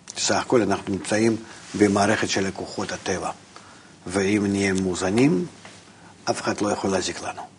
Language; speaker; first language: Hebrew; non-native, fluent; Russian